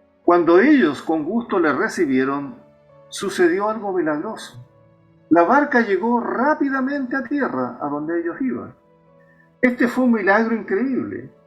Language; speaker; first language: Spanish; native; Spanish